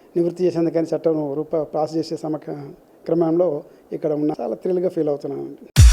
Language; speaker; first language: Telugu; native; Telugu